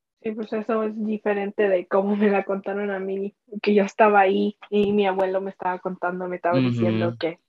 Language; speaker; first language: Spanish; early bilingual, heritage; Spanish